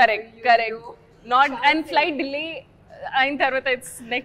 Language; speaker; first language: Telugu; non-native, learner; Hindi